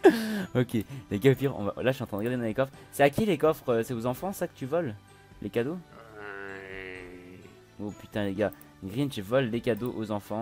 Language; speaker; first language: French; native; French